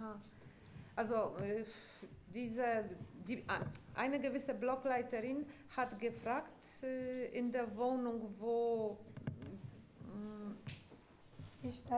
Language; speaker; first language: German; non-native, fluent; Polish